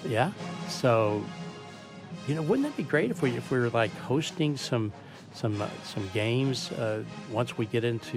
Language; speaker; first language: English; native; English